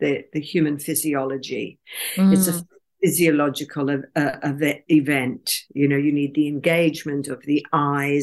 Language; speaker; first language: English; native; English